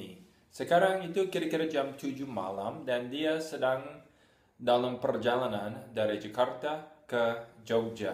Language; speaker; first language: Indonesian; non-native, fluent; English